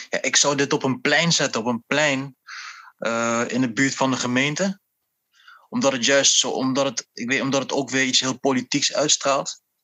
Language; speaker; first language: Dutch; native; Dutch